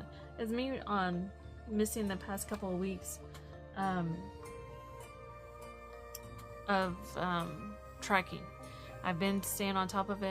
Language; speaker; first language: English; native; English